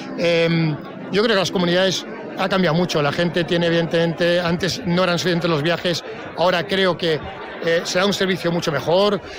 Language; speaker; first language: Spanish; non-native, local second language; Catalan